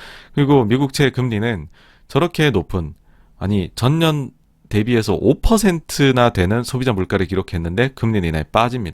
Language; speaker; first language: Korean; native; Korean